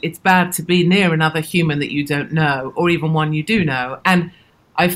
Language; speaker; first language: English; native; English